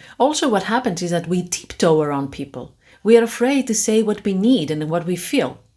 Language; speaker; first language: English; non-native, fluent; Greek